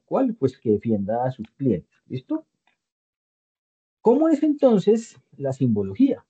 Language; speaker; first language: Spanish; native; Spanish